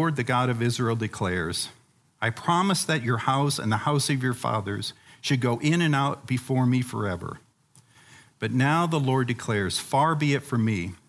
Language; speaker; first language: English; native; English